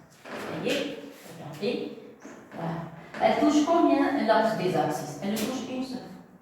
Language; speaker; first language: French; non-native, local second language; Arabic